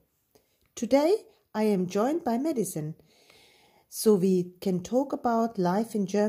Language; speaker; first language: English; non-native, fluent; German